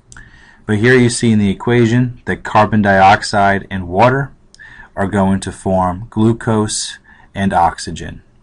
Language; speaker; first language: English; native; English